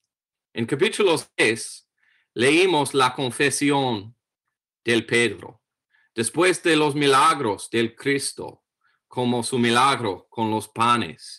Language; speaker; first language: Spanish; non-native, learner; English